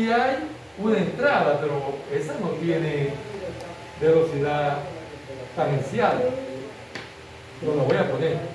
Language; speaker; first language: Spanish; native; Spanish